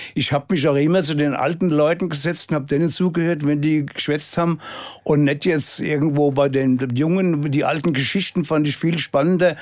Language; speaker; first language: German; native; German